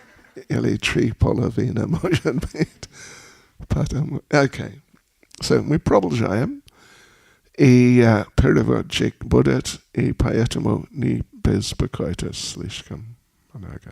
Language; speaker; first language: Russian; non-native, learner; English